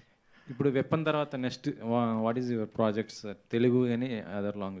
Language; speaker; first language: Telugu; native; Telugu